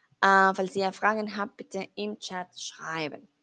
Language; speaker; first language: German; non-native, fluent; Spanish